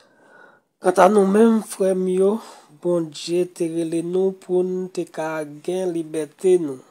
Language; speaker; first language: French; non-native, local second language; Haitian Creole